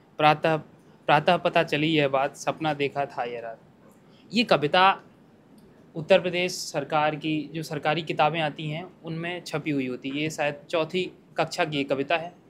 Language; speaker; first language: Hindi; native; Hindi